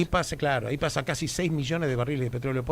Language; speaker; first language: Spanish; native; Spanish